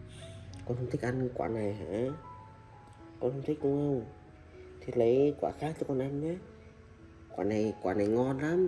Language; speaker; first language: Vietnamese; native; Vietnamese